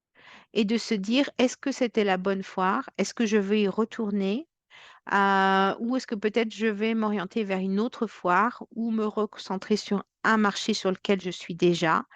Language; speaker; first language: French; native; French